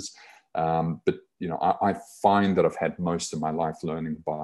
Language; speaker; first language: English; native; English